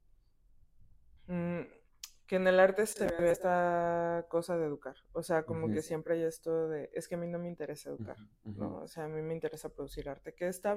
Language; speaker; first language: Spanish; native; Spanish